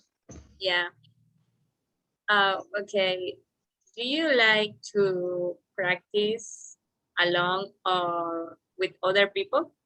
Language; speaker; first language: English; non-native, learner; Spanish